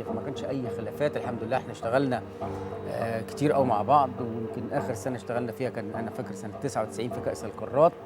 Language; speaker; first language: Arabic; native; Arabic